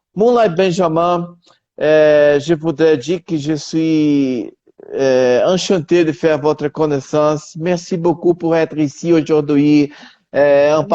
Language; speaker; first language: French; non-native, learner; Portuguese